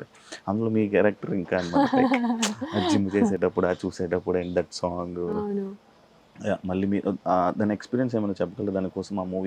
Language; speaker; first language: Telugu; native; Telugu